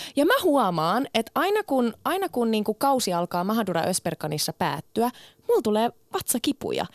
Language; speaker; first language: Finnish; early bilingual, other home language; Turkish